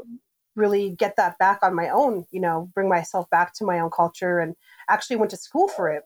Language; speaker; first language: English; native; English